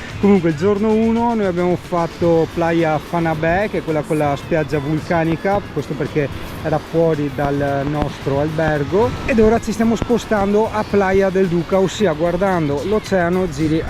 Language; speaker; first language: Italian; native; Italian